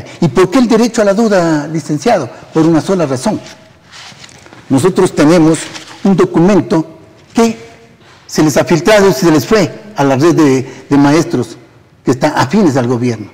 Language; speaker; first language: Spanish; native; Spanish